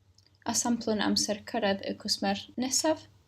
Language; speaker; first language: Welsh; native; Welsh